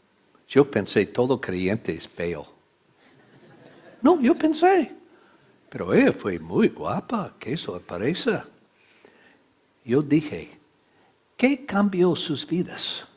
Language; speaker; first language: Spanish; non-native, learner; English